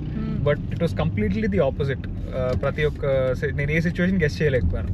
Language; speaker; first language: Telugu; native; Telugu